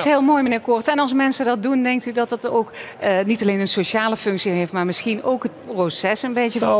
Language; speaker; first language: Dutch; native; Dutch